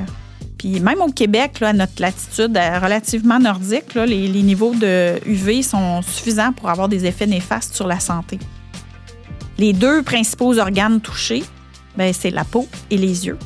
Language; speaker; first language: French; native; French